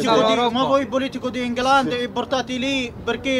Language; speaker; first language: Italian; non-native, learner; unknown